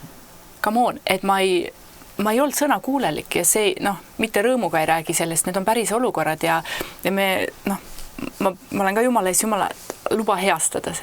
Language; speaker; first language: Estonian; native; Estonian